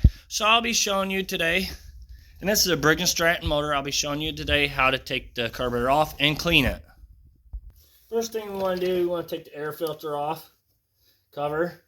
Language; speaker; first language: English; native; English